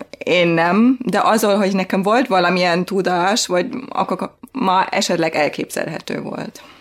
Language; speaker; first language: Hungarian; non-native, fluent; German